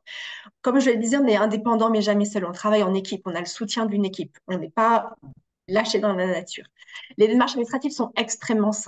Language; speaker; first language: French; native; French